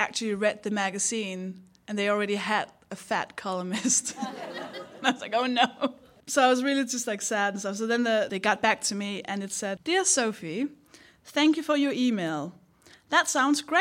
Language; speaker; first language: English; non-native, fluent; Danish